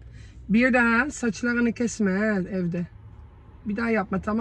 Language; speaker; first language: Turkish; early bilingual, heritage; Dutch